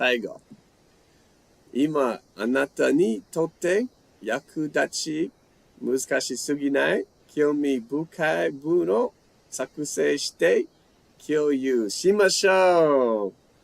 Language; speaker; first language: Japanese; non-native, learner; English